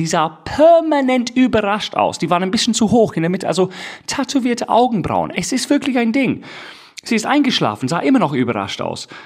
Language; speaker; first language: German; non-native, fluent; English